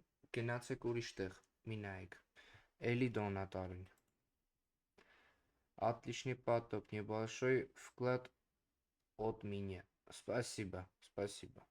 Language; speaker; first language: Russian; non-native, learner; Armenian